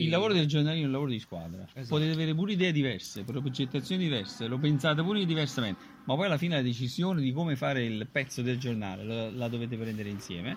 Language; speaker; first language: Italian; native; Italian